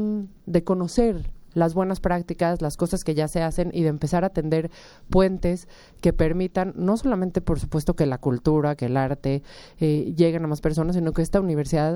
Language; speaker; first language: Spanish; native; Spanish